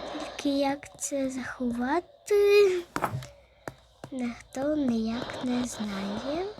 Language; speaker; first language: Ukrainian; non-native, local second language; Russian